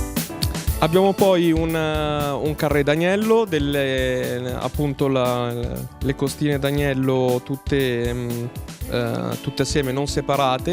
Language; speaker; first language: Italian; native; Italian